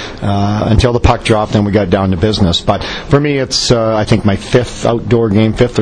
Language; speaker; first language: English; native; English